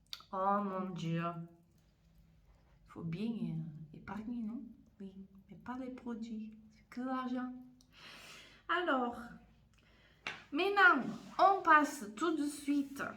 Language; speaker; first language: French; non-native, fluent; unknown